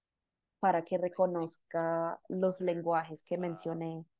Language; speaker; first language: Spanish; non-native, fluent; Indonesian